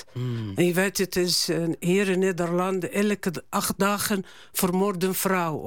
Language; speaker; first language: Dutch; non-native, learner; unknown